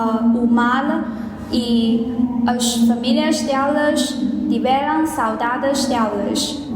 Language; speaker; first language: Portuguese; non-native, learner; Chinese